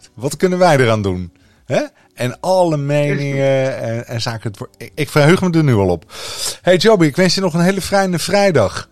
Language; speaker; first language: Dutch; native; Dutch